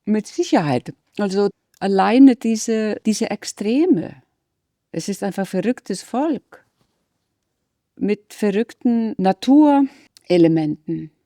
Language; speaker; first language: German; non-native, fluent; Icelandic